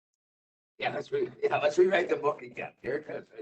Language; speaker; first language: English; native; English